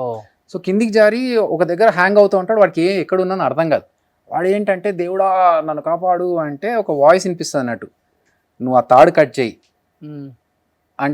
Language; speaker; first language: Telugu; native; Telugu